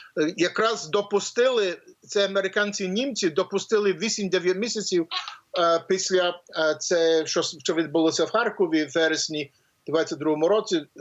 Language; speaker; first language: Ukrainian; early bilingual, heritage; English